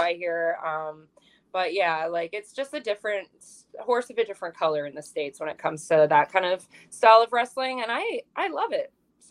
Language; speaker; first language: English; native; English